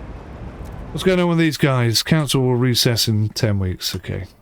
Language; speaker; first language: English; native; English